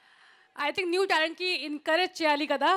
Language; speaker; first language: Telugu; non-native, fluent; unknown